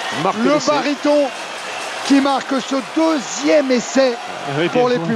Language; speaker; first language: French; native; French